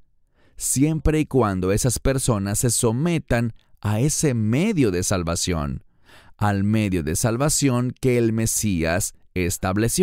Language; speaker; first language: Spanish; native; Spanish